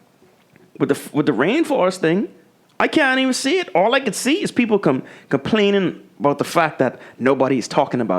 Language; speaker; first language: English; native; English